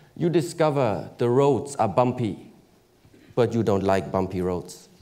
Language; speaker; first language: English; early bilingual, other home language; German